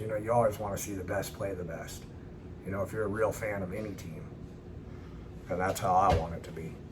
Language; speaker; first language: English; native; English